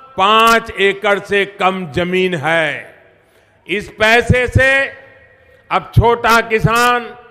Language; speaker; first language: Hindi; non-native, local second language; Gujarati